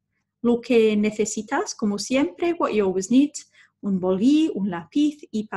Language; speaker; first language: Spanish; non-native, fluent; English